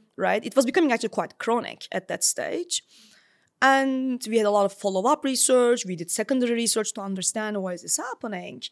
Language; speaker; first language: English; non-native, fluent; Turkish